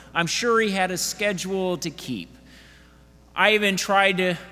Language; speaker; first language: English; native; English